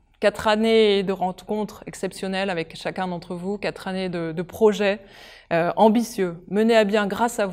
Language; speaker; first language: French; native; French